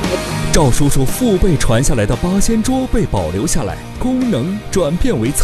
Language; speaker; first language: Chinese; native; Chinese